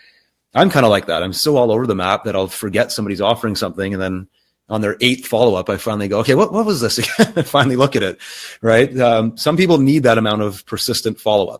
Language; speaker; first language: English; native; English